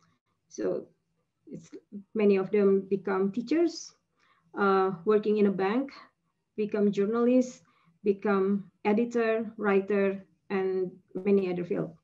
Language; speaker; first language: English; non-native, fluent; Indonesian